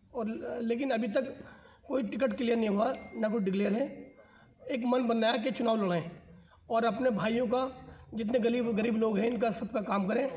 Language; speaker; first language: Hindi; native; Hindi